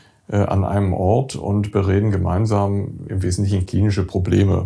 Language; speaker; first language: German; native; German